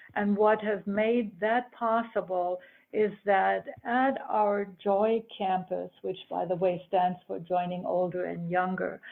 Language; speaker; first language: English; early bilingual, other home language; German